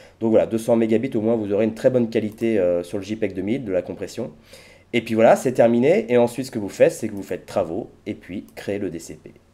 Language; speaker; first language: French; native; French